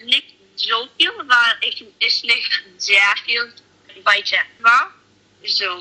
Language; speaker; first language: German; non-native, learner; English